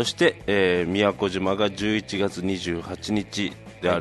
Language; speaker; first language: Japanese; native; Japanese